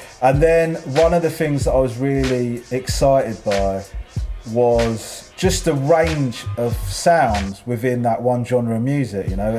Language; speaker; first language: English; native; English